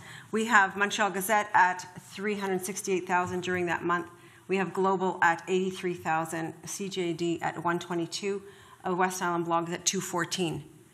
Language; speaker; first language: English; native; English